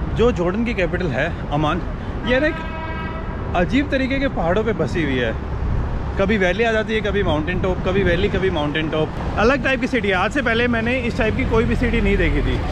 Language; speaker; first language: Hindi; native; Hindi